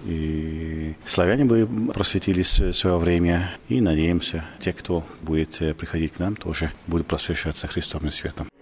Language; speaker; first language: Russian; non-native, fluent; English